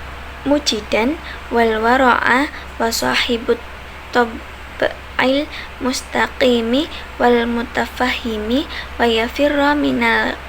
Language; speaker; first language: Arabic; non-native, learner; Indonesian